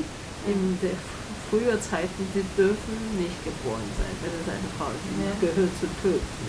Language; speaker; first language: German; non-native, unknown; Chinese